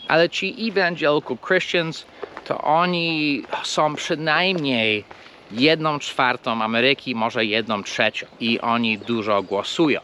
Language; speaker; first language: Polish; non-native, fluent; English